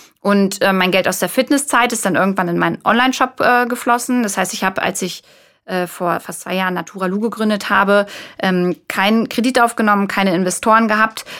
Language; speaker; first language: German; native; German